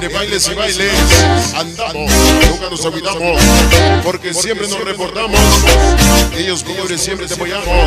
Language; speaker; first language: Spanish; native; Spanish